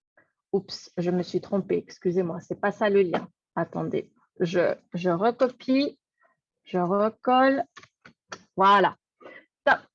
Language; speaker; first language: French; native; French